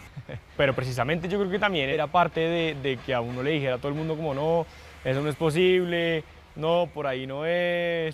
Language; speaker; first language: Spanish; native; Spanish